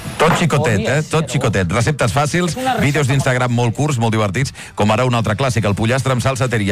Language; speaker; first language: Catalan; native; Catalan